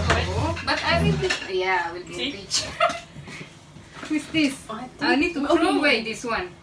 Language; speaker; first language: English; non-native, learner; Indonesian